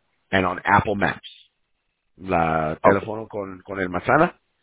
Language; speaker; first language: Spanish; non-native, learner; English